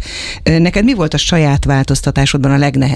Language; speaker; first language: Hungarian; native; Hungarian